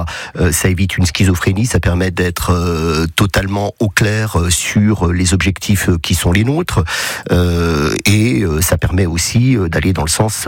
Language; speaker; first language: French; native; French